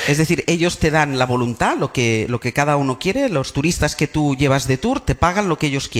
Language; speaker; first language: Spanish; native; Spanish